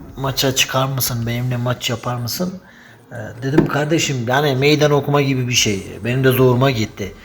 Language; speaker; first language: Turkish; non-native, fluent; Persian